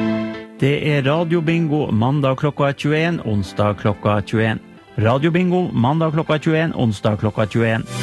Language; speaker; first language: Norwegian; native; Norwegian